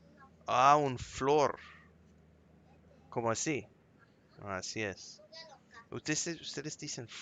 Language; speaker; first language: Spanish; non-native, learner; English